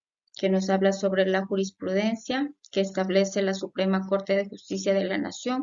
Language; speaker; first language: Spanish; native; Spanish